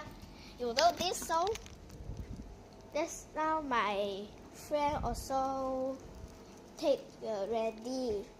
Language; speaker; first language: English; non-native, local second language; Chinese